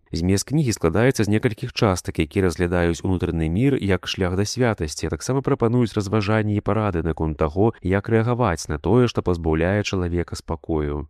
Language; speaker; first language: Belarusian; native; Belarusian